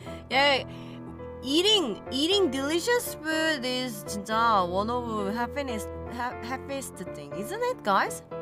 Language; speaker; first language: English; non-native, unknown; Korean